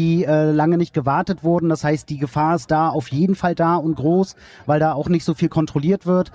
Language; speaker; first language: German; native; German